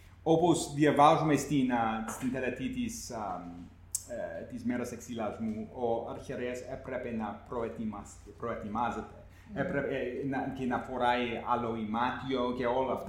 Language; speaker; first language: Greek; non-native, fluent; English